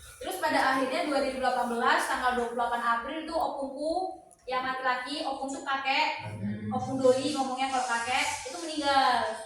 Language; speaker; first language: Indonesian; native; Indonesian